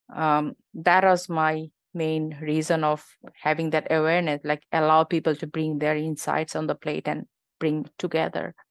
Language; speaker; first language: English; non-native, local second language; Bangla